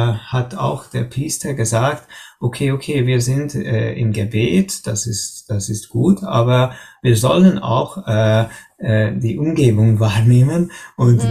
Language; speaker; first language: German; non-native, learner; Hungarian